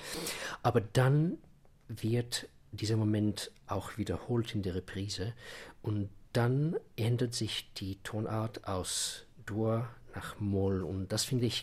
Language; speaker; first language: German; non-native, fluent; Russian